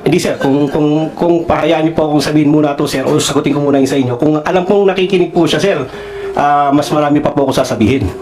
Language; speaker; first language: Filipino; non-native, local second language; Cebuano